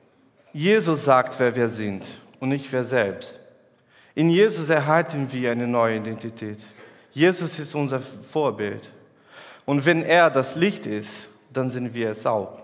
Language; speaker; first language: German; non-native, fluent; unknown